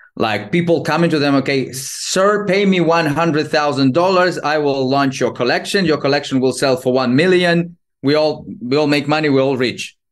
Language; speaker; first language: English; non-native, fluent; Ukrainian